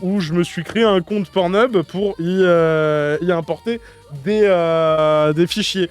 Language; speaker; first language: French; native; French